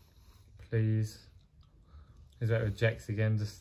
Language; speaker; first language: English; native; English